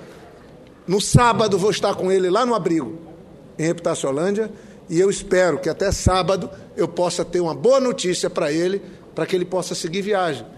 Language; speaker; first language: Portuguese; native; Portuguese